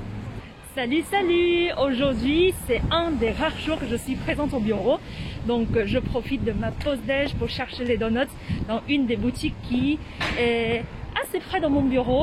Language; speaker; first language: French; non-native, fluent; Vietnamese